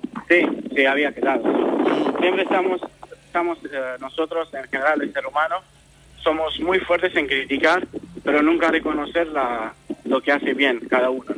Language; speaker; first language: Spanish; non-native, fluent; Romanian